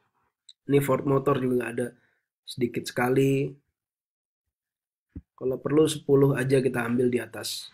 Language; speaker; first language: Indonesian; native; Indonesian